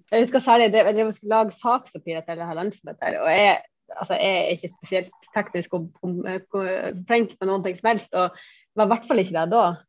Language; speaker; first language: Norwegian; native; Norwegian